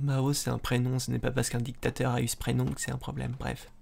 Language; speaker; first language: French; native; French